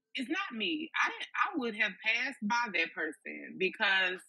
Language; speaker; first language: English; native; English